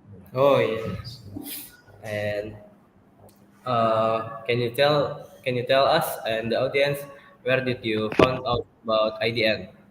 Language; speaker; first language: English; non-native, fluent; Indonesian